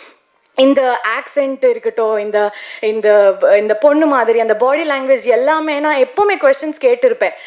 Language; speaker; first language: Tamil; non-native, learner; Kannada